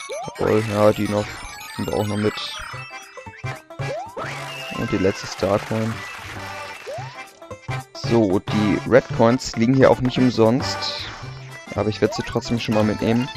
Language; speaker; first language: German; native; German